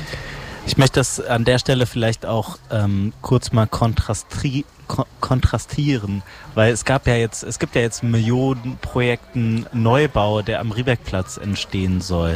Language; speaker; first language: German; native; German